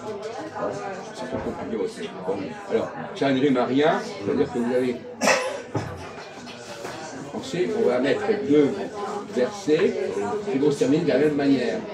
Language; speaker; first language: French; native; French